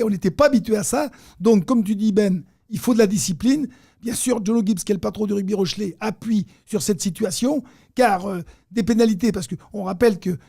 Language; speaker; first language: French; native; French